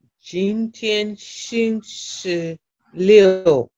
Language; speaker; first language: Chinese; non-native, learner; Shona